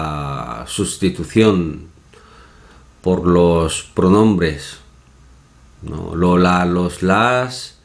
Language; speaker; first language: Spanish; non-native, fluent; Korean